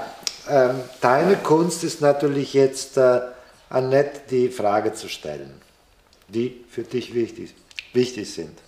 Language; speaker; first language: German; non-native, fluent; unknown